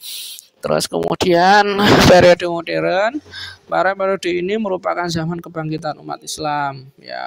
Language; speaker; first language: Indonesian; native; Indonesian